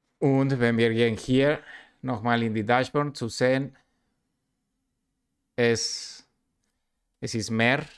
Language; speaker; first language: German; non-native, learner; Spanish